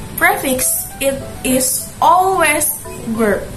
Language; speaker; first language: English; non-native, learner; Indonesian